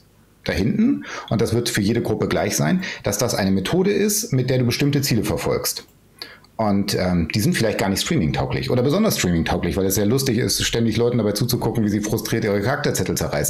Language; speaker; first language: German; native; German